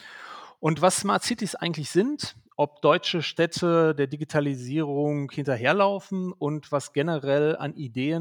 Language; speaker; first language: German; native; German